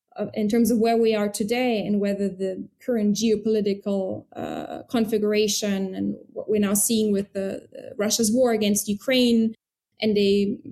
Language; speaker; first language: English; non-native, fluent; German